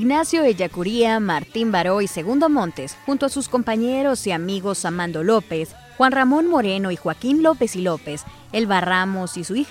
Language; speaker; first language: Spanish; native; Spanish